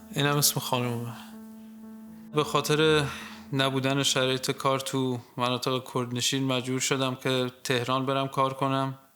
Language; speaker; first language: Persian; non-native, local second language; Southern Kurdish